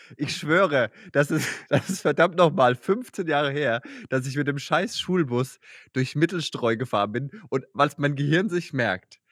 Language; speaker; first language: German; native; German